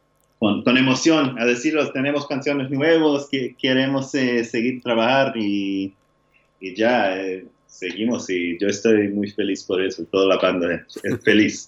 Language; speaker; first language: Spanish; non-native, learner; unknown